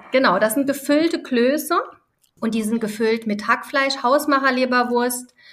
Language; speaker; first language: German; early bilingual, other home language; Italian